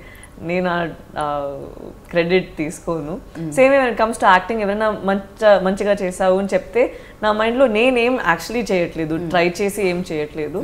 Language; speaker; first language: Telugu; non-native, learner; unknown